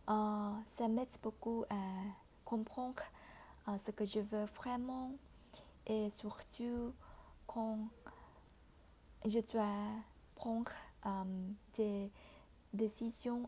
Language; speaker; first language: French; non-native, fluent; Vietnamese